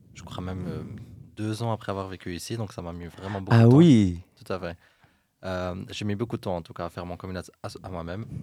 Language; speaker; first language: French; non-native, local second language; Arabic